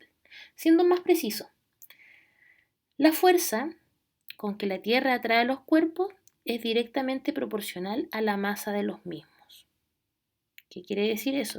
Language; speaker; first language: Spanish; native; Spanish